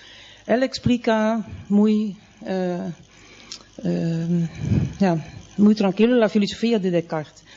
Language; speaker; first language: Spanish; non-native, fluent; Dutch